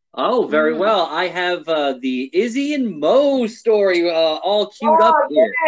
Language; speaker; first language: English; native; English